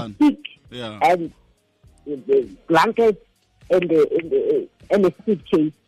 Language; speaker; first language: English; non-native, local second language; Xhosa